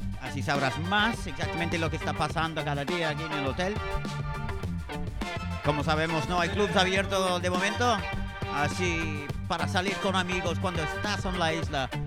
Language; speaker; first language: Spanish; non-native, fluent; English